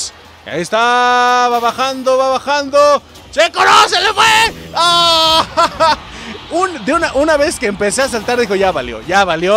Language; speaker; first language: Spanish; native; Spanish